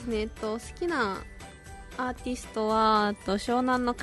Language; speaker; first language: Japanese; native; Japanese